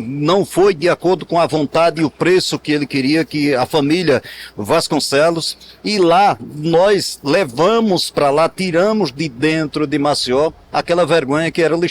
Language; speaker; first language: Portuguese; native; Portuguese